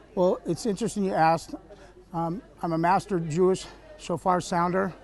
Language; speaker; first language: English; native; English